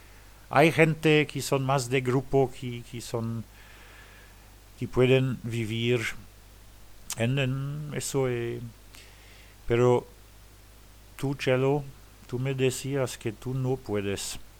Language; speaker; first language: Spanish; non-native, fluent; Luxembourgish